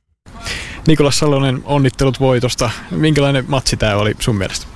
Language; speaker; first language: Finnish; native; Finnish